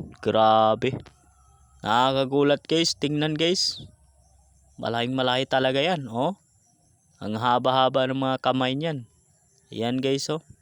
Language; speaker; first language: Filipino; non-native, local second language; Cebuano